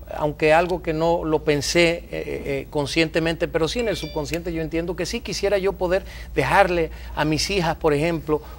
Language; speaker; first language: Spanish; early bilingual, heritage; Spanish